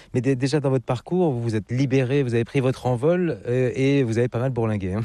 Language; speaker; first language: French; native; French